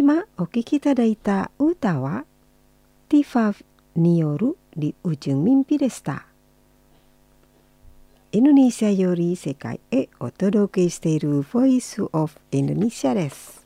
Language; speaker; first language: Japanese; non-native, fluent; Indonesian